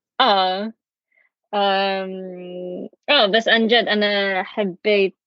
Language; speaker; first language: Arabic; non-native, learner; English